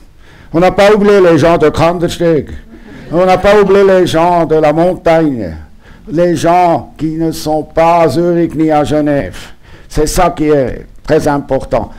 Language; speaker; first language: French; non-native, local second language; German